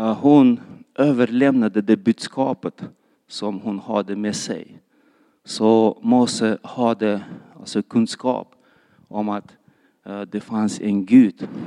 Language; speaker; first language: Swedish; non-native, fluent; Kyrgyz